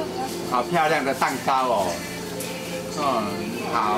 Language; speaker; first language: Chinese; native; Chinese